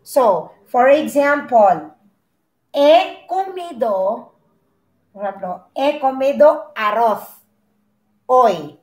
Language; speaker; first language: Spanish; non-native, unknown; Filipino